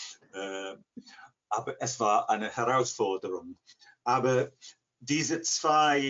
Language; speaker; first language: German; non-native, fluent; English